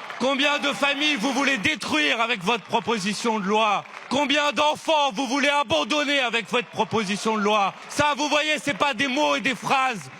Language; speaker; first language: French; native; French